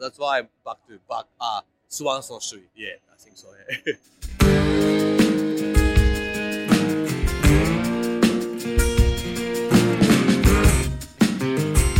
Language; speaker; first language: English; non-native, fluent; Japanese